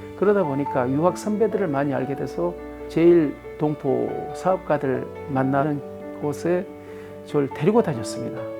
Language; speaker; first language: Korean; native; Korean